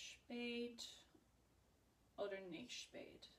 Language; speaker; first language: German; non-native, learner; English